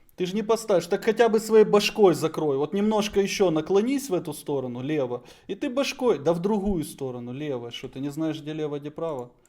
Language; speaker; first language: Russian; native; Russian